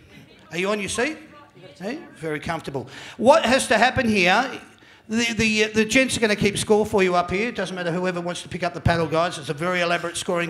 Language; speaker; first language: English; native; English